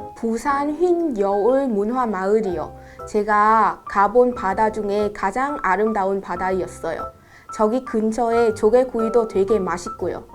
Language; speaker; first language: Korean; non-native, fluent; Vietnamese